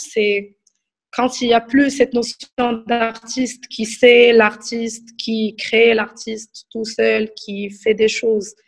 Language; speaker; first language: French; non-native, local second language; Arabic